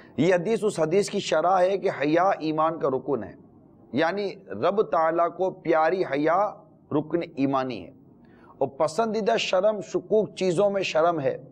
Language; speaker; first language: Urdu; native; Urdu